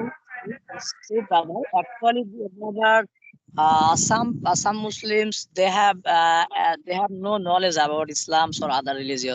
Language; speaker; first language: English; non-native, learner; Bangla